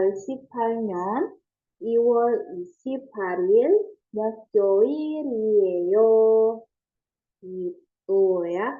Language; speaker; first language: Korean; non-native, fluent; Indonesian